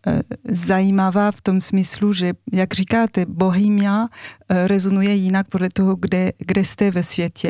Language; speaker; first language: Czech; non-native, fluent; French